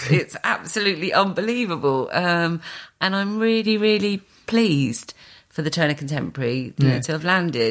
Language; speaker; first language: English; native; English